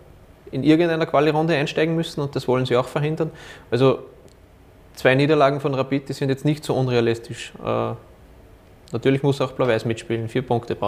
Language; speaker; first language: German; native; German